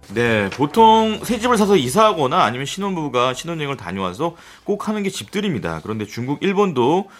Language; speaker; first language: Korean; native; Korean